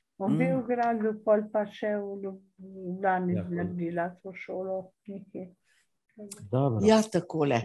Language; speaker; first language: Slovenian; native; Slovenian